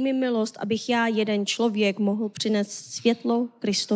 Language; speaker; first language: Czech; non-native, fluent; Korean